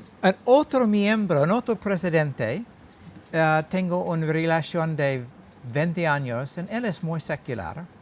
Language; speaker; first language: Spanish; non-native, learner; English